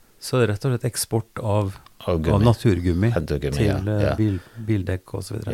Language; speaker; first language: Norwegian; native; Norwegian